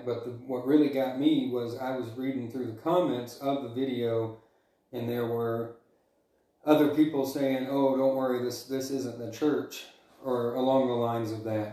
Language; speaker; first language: English; native; English